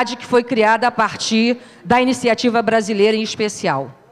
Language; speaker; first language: Portuguese; native; Portuguese